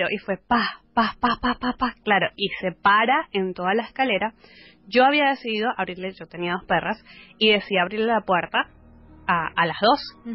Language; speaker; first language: Spanish; native; Spanish